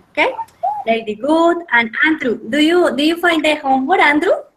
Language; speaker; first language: English; non-native, fluent; Spanish